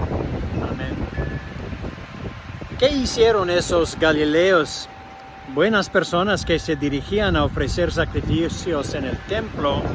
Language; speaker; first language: Spanish; non-native, fluent; English